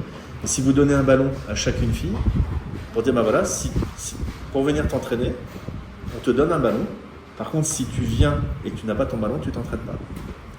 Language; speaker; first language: French; native; French